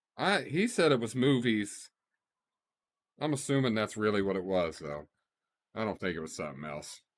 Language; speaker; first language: English; native; English